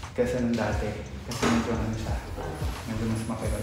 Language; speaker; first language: Filipino; native; Filipino